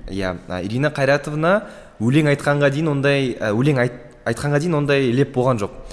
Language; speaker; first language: Kazakh; native; Kazakh